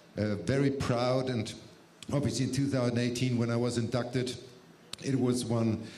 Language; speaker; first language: English; non-native, fluent; German